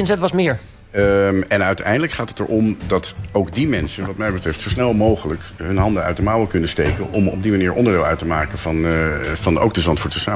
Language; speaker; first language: Dutch; native; Dutch